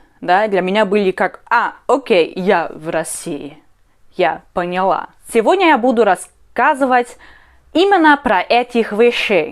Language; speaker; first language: Russian; non-native, learner; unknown